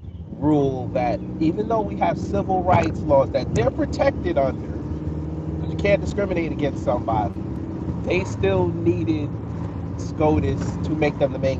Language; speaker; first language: English; native; English